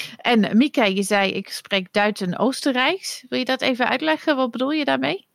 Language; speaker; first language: Dutch; non-native, fluent; English